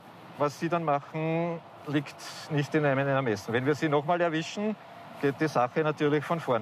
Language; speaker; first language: German; native; German